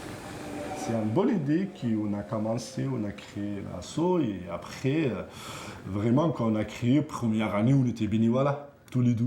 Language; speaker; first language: French; non-native, learner; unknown